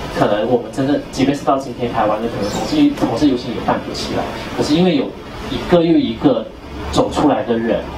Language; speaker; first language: Chinese; native; Chinese